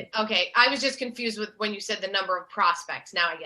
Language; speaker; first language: English; native; English